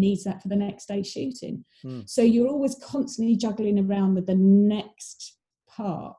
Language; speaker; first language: English; native; English